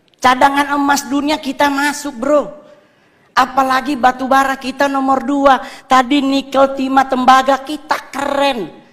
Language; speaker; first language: Indonesian; native; Indonesian